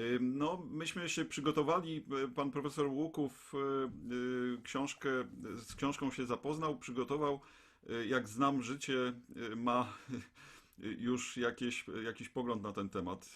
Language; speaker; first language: Polish; native; Polish